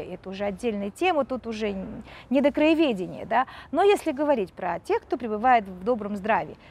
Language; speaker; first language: Russian; native; Russian